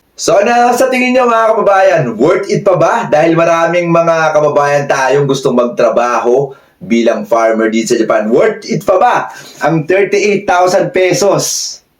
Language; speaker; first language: Filipino; native; Filipino